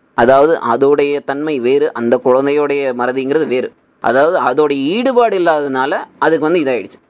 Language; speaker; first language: Tamil; native; Tamil